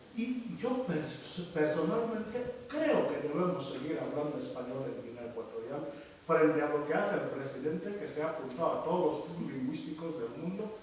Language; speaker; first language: Spanish; non-native, local second language; Fang